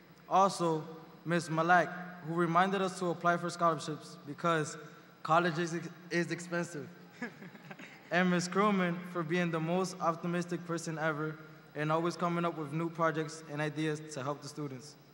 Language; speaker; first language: English; early bilingual, other home language; Spanish